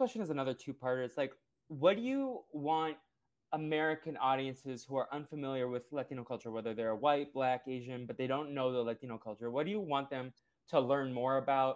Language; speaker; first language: English; early bilingual, other home language; Portuguese